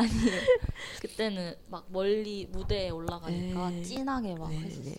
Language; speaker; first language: Korean; non-native, learner; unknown